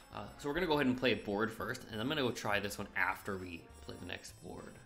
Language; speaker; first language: English; native; English